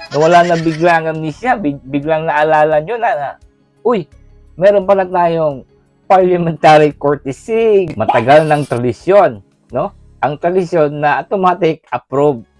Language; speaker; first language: Filipino; non-native, local second language; Cebuano